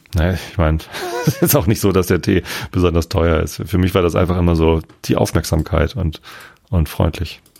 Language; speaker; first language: German; native; German